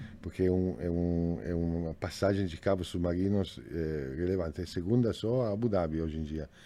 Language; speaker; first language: Portuguese; non-native, fluent; Italian